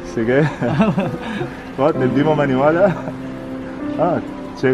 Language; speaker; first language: Filipino; non-native, learner; Arabic